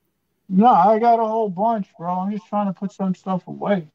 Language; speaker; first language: English; native; English